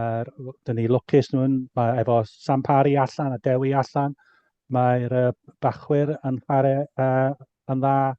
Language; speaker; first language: Welsh; non-native, fluent; English